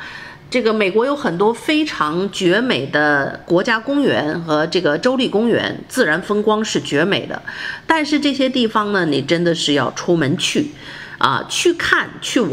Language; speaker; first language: Chinese; native; Chinese